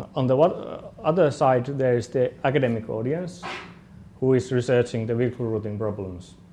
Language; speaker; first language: English; non-native, fluent; Finnish